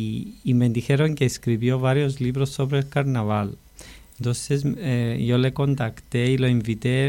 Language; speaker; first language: Spanish; non-native, fluent; Greek